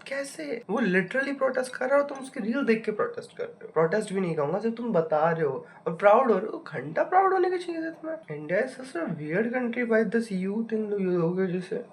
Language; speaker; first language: Hindi; native; Hindi